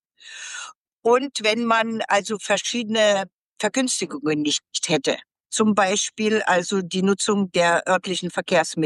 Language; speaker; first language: German; native; German